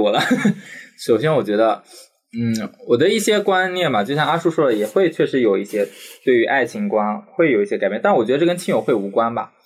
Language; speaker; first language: Chinese; native; Chinese